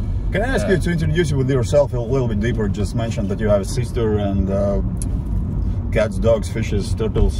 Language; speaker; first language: English; non-native, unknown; Latvian